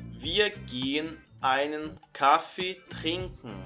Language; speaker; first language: German; non-native, fluent; Portuguese